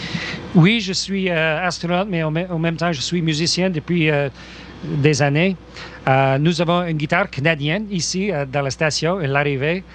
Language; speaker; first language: French; non-native, local second language; English